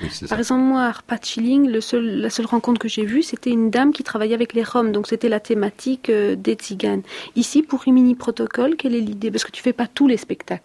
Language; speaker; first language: French; native; French